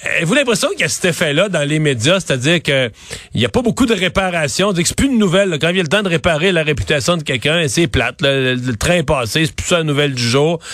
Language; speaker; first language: French; native; French